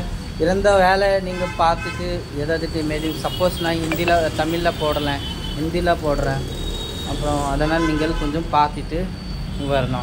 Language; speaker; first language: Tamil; non-native, local second language; Hindi